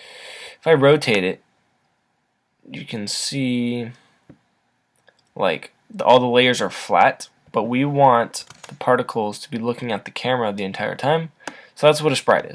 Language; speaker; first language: English; native; English